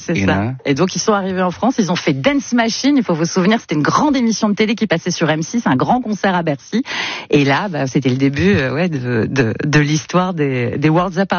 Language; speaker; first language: French; native; French